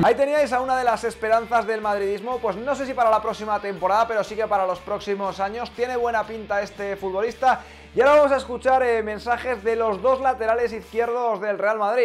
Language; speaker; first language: Spanish; native; Spanish